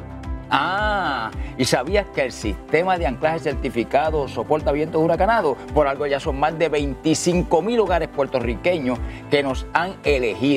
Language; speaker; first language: Spanish; native; Spanish